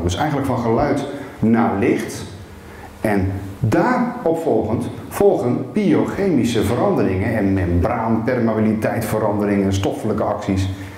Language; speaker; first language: Dutch; native; Dutch